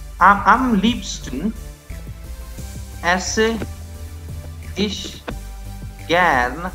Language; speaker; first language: German; non-native, learner; Punjabi